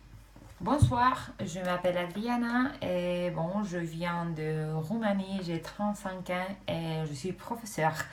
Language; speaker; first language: French; non-native, fluent; Romanian